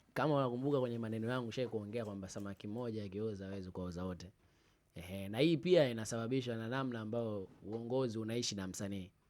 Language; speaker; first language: Swahili; native; Swahili